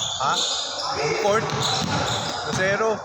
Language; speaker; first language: English; non-native, local second language; Filipino